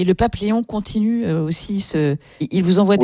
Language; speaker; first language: French; native; French